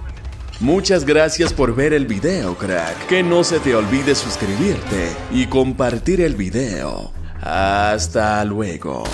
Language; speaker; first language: Spanish; native; Spanish